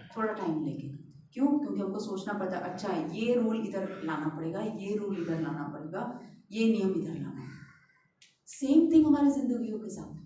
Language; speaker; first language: Hindi; non-native, local second language; Malayalam